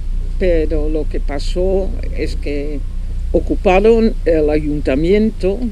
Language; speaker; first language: Spanish; non-native, fluent; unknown